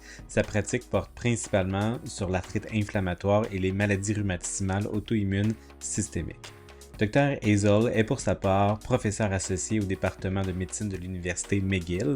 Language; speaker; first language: French; native; French